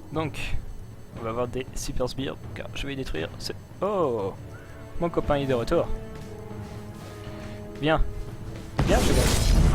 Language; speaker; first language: French; native; French